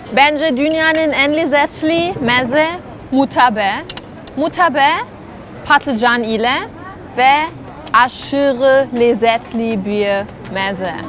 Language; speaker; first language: Turkish; non-native, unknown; German